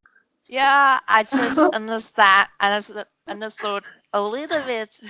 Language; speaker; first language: English; non-native, learner; Vietnamese